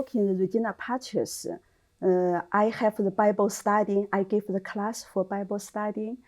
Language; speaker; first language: English; non-native, learner; Chinese